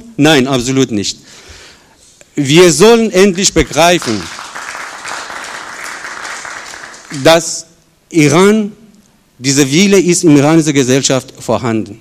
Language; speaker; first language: German; non-native, fluent; Persian